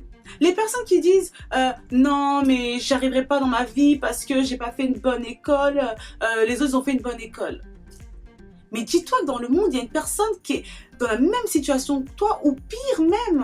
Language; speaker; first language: French; native; French